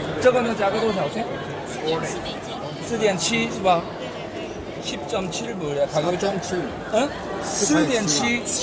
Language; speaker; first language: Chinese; non-native, fluent; Korean